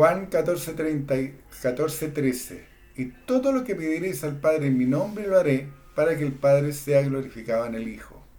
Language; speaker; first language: Spanish; native; Spanish